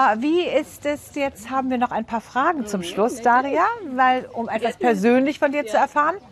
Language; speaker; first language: German; native; German